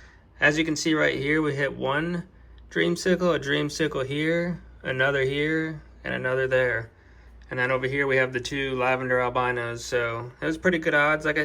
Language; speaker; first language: English; native; English